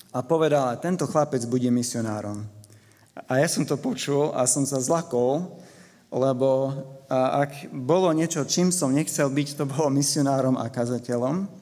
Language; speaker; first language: Slovak; non-native, fluent; English